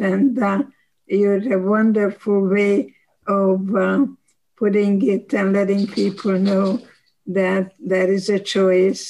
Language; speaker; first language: English; non-native, fluent; Slovak